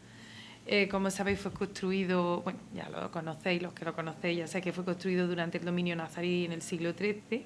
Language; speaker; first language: Spanish; native; Spanish